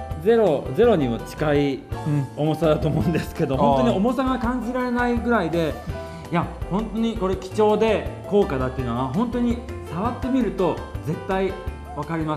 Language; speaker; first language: Japanese; native; Japanese